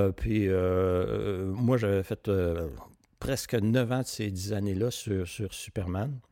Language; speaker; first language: French; native; French